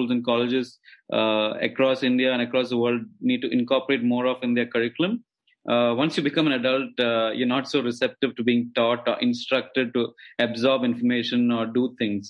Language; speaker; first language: English; non-native, local second language; Malayalam